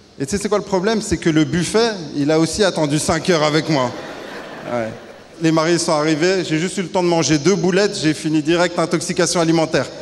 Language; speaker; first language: French; native; French